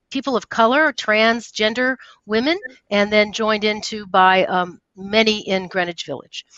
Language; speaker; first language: English; native; English